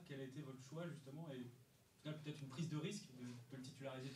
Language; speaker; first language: French; native; French